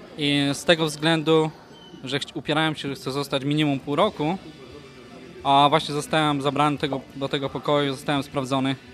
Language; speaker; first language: Polish; native; Polish